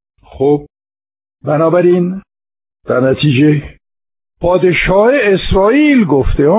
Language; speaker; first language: Persian; non-native, fluent; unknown